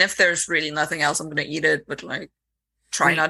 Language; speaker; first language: English; non-native, fluent; French